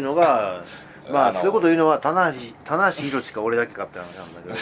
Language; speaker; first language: Japanese; native; Japanese